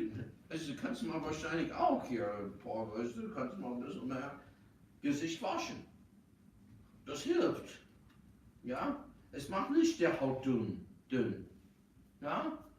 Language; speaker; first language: German; non-native, fluent; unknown